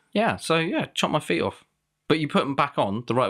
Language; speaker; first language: English; native; English